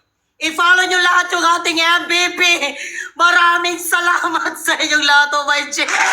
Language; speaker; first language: Filipino; non-native, local second language; Cebuano